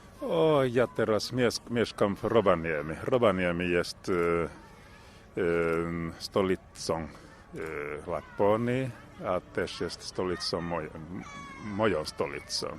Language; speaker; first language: Polish; non-native, learner; Finnish